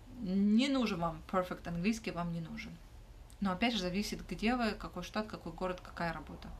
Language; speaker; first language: Russian; non-native, local second language; Ukrainian